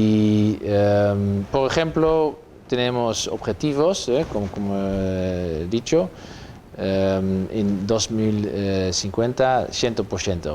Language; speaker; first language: Spanish; non-native, fluent; Dutch